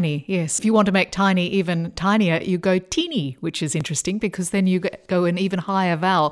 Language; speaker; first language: English; native; English